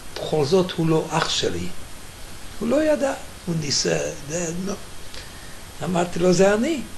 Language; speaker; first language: Hebrew; non-native, fluent; Yiddish